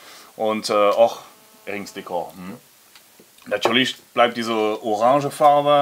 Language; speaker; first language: German; non-native, learner; French